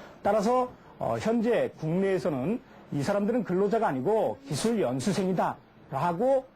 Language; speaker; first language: Korean; native; Korean